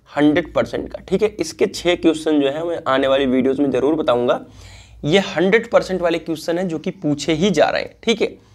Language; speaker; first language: Hindi; native; Hindi